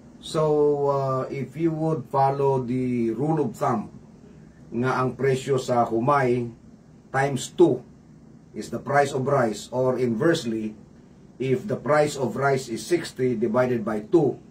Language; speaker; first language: Cebuano; non-native, local second language; Hiligaynon